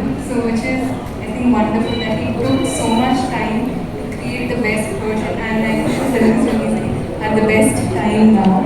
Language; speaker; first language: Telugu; non-native, fluent; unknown